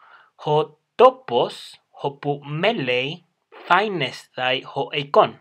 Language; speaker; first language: Greek; non-native, fluent; Spanish